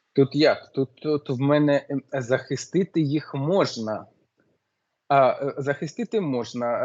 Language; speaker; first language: Ukrainian; non-native, local second language; Russian